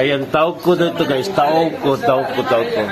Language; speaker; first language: Filipino; native; Filipino